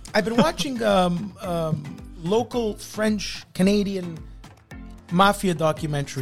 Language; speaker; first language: English; native; English